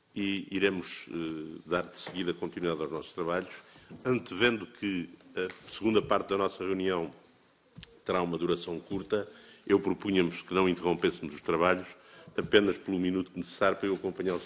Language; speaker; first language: Portuguese; native; Portuguese